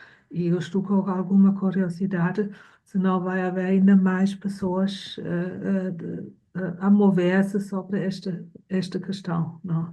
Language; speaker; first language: Portuguese; non-native, fluent; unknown